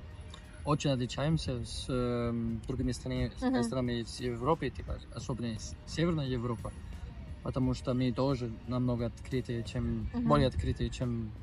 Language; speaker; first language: Russian; non-native, learner; Spanish